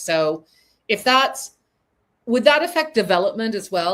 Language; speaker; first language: English; native; English